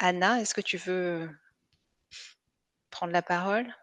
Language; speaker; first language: French; native; French